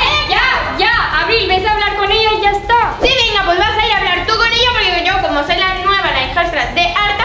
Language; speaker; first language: Spanish; native; Spanish